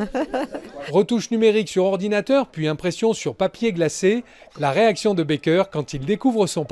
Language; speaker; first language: French; native; French